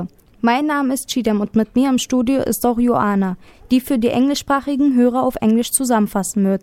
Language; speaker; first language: German; native; German